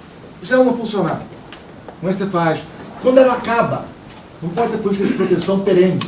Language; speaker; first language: Portuguese; native; Portuguese